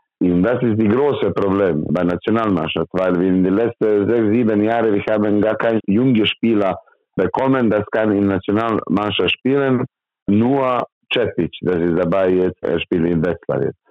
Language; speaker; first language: German; non-native, learner; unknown